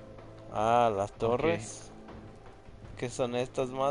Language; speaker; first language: Spanish; early bilingual, other home language; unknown